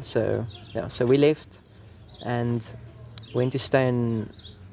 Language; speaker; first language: English; non-native, local second language; Afrikaans